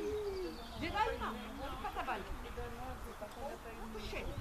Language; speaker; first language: French; native; French